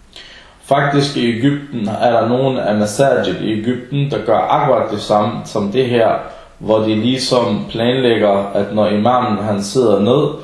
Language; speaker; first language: Danish; non-native, fluent; Arabic